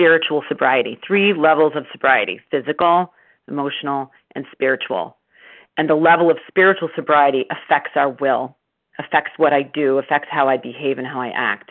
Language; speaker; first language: English; native; English